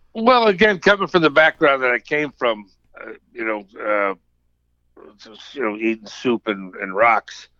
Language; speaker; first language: English; native; English